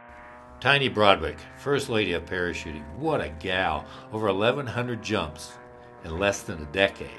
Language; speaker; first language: English; native; English